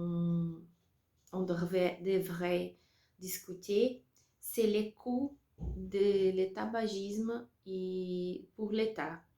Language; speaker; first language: French; non-native, learner; Portuguese